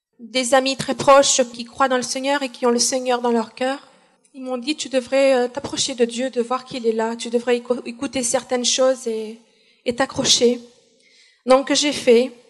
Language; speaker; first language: French; non-native, fluent; Portuguese